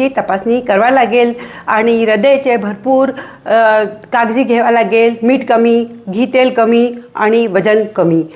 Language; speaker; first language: Marathi; non-native, local second language; Hindi